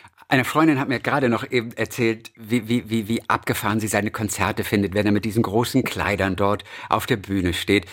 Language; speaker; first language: German; native; German